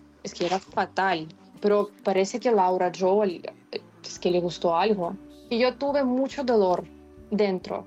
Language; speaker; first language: Spanish; non-native, fluent; Ukrainian